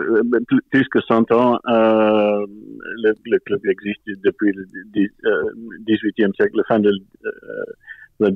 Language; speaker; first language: French; non-native, fluent; English